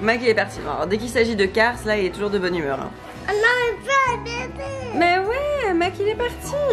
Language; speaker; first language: French; native; French